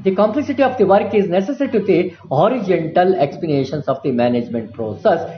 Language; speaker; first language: English; non-native, local second language; Kannada